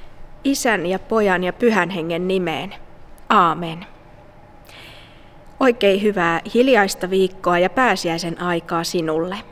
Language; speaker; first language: Finnish; native; Finnish